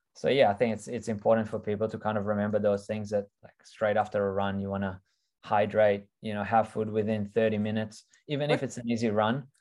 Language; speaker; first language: English; early bilingual, other home language; Russian